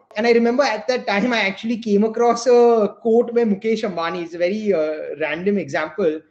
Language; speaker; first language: English; non-native, local second language; Gujarati